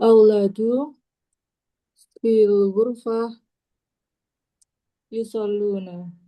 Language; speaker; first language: Arabic; non-native, learner; Indonesian